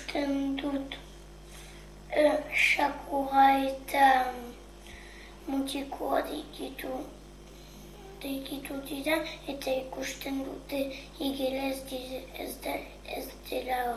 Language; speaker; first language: Basque; non-native, local second language; French